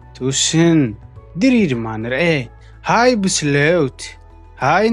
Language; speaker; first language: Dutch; non-native, fluent; Tigrinya